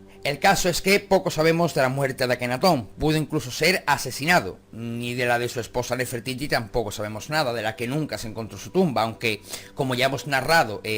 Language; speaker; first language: Spanish; native; Spanish